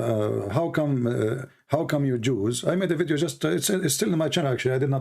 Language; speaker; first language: English; non-native, fluent; Arabic